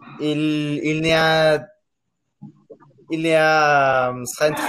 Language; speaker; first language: French; non-native, learner; Spanish